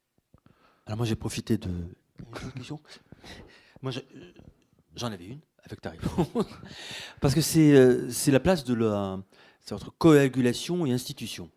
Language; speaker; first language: French; native; French